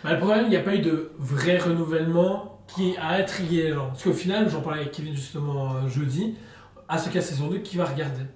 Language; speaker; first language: French; native; French